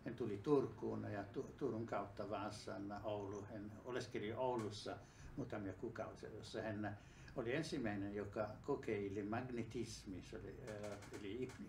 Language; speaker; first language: Finnish; non-native, fluent; Italian